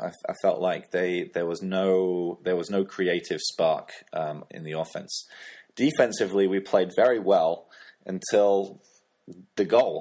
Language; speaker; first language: English; native; English